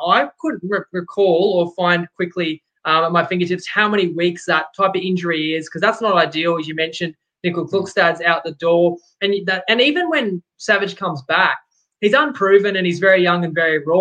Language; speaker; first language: English; native; English